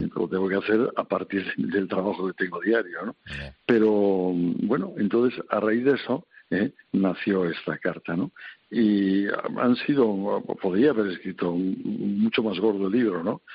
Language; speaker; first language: Spanish; native; Spanish